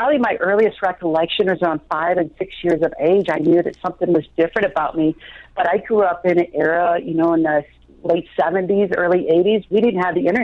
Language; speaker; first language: English; native; English